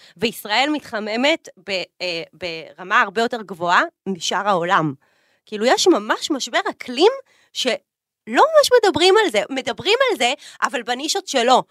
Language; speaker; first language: Hebrew; native; Hebrew